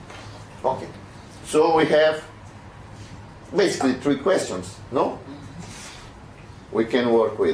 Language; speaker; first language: English; non-native, fluent; Spanish